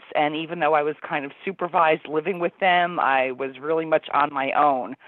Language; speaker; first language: English; native; English